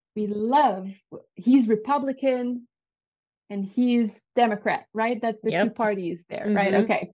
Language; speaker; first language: English; non-native, fluent; French